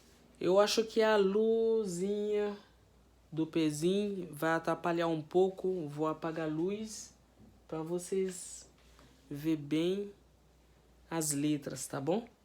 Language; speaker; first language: Portuguese; non-native, fluent; Haitian Creole